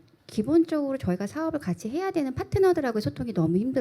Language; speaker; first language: Korean; native; Korean